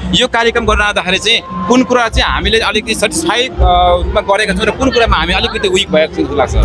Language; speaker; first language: Nepali; native; Nepali